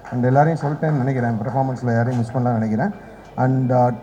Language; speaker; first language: Tamil; native; Tamil